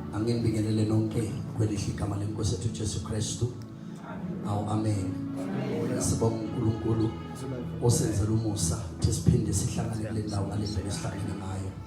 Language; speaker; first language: Zulu; non-native, local second language; Southern Sotho